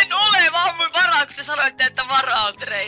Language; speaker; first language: Finnish; native; Finnish